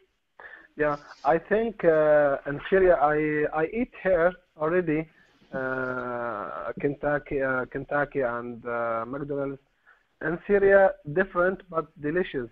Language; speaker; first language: English; non-native, learner; Arabic